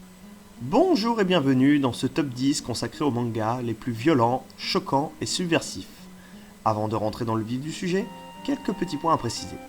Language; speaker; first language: French; native; French